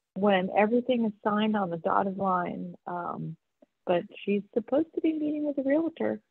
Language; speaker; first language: English; native; English